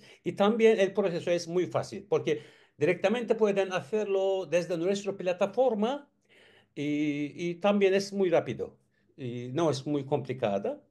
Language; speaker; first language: Spanish; non-native, learner; Turkish